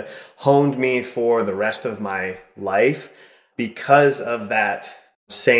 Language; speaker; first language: English; native; English